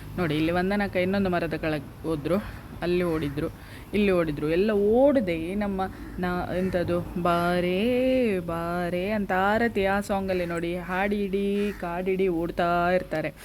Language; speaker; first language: Kannada; non-native, local second language; Konkani